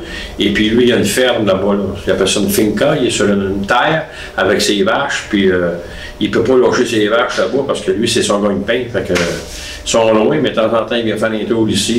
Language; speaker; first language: French; native; French